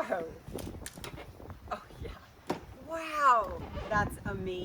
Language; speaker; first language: English; native; English